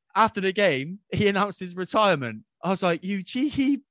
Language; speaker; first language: English; native; English